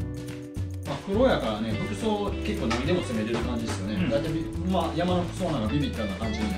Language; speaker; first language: Japanese; native; Japanese